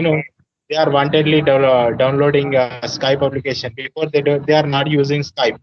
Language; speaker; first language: English; non-native, learner; Telugu